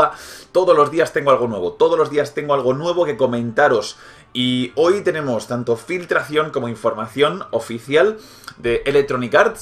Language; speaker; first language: Spanish; native; Spanish